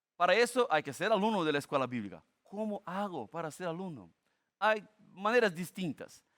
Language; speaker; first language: Spanish; non-native, fluent; Portuguese